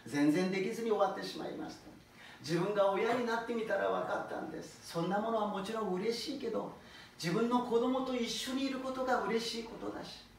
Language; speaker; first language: Japanese; non-native, fluent; Korean